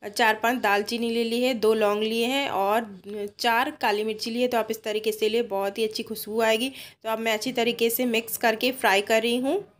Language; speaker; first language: Hindi; non-native, local second language; Odia